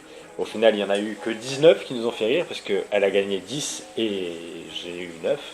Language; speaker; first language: French; native; French